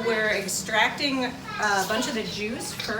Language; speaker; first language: English; native; English